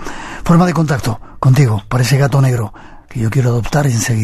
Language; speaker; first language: Spanish; native; Spanish